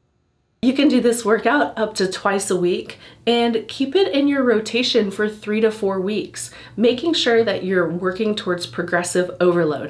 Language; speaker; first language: English; native; English